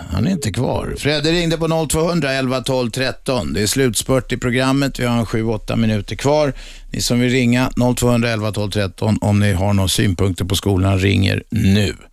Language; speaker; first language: Swedish; native; Swedish